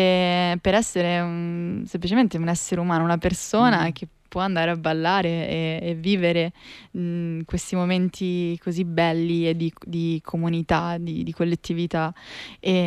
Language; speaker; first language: Italian; native; Italian